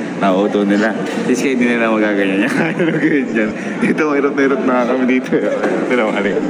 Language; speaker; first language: Filipino; native; Filipino